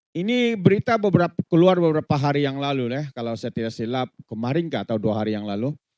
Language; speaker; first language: Malay; native; Malay